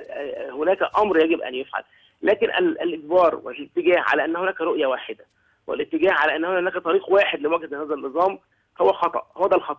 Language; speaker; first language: Arabic; native; Arabic